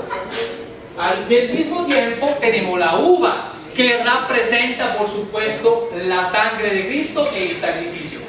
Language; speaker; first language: Spanish; non-native, fluent; Italian